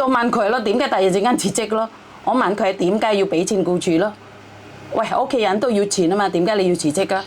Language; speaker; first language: Cantonese; non-native, fluent; Indonesian